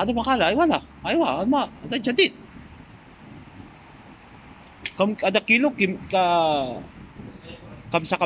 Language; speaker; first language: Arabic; non-native, learner; Filipino